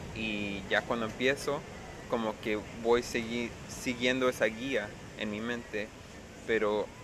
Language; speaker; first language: Spanish; early bilingual, heritage; Spanish